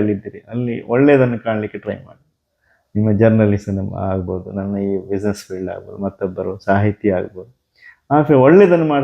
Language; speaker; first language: Kannada; non-native, local second language; Malayalam